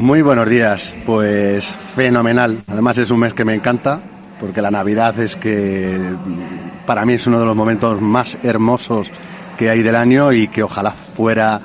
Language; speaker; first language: Spanish; native; Spanish